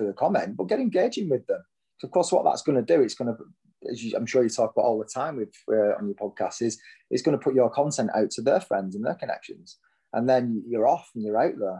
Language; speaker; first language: English; native; English